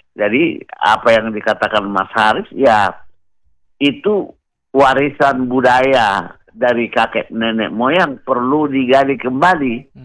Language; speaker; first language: Indonesian; non-native, local second language; Batak Toba